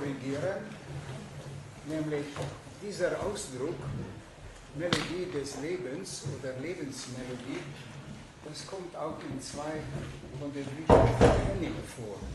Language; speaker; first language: German; non-native, fluent; Hungarian